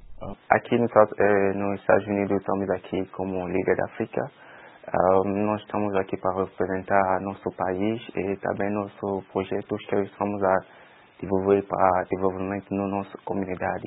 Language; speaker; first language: Portuguese; non-native, local second language; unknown